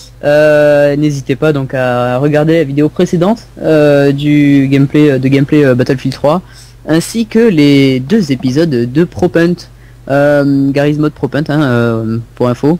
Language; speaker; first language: French; native; French